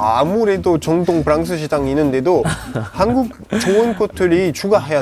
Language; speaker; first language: Korean; non-native, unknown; French